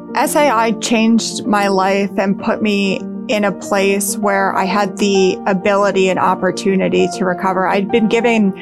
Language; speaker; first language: English; native; English